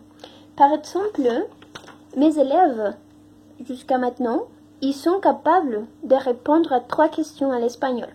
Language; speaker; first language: French; non-native, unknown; Spanish